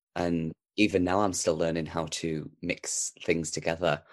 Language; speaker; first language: English; native; English